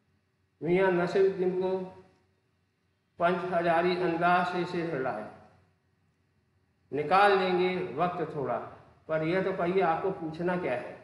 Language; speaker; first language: Hindi; native; Hindi